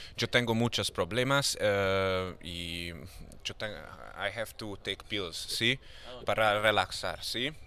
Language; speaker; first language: Spanish; non-native, learner; Hungarian